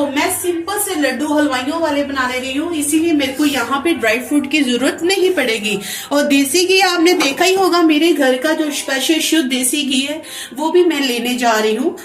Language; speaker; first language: Hindi; non-native, local second language; Punjabi